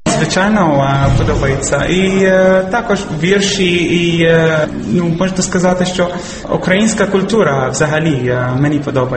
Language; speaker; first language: Ukrainian; non-native, learner; Arabic